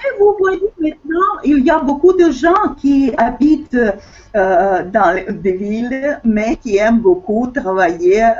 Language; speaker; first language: French; non-native, fluent; Russian